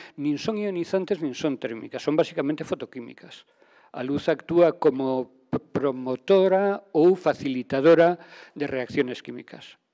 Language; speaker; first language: Galician; native; Galician